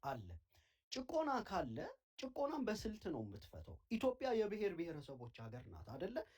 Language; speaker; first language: Amharic; native; Amharic